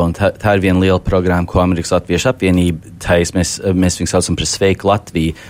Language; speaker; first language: Latvian; early bilingual, heritage; Latvian